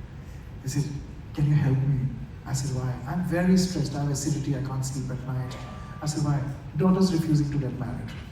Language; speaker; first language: English; non-native, local second language; Bangla